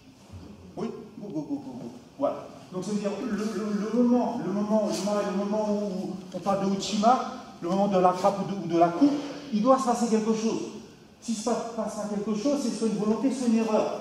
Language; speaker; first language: French; native; French